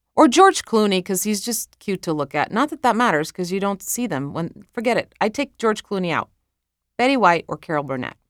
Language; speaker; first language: English; non-native, fluent; Croatian